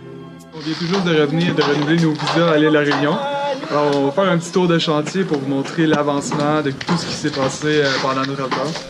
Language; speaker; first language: French; native; French